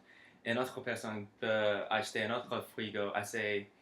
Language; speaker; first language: French; non-native, learner; English